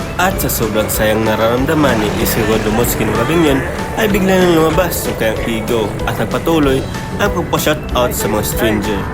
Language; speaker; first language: Filipino; non-native, local second language; Cebuano